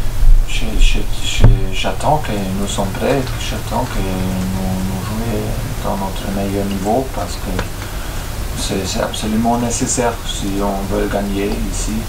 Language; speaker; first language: French; non-native, fluent; German